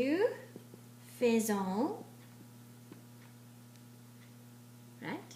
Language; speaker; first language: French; non-native, fluent; English